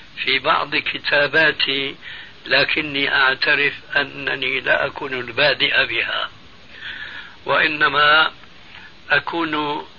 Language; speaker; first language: Arabic; early bilingual, other home language; Albanian